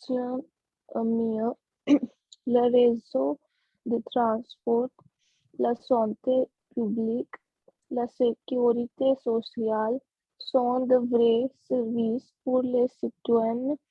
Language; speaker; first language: French; non-native, learner; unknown